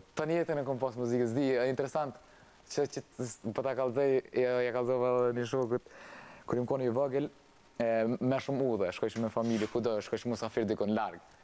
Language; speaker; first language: Albanian; early bilingual, heritage; Albanian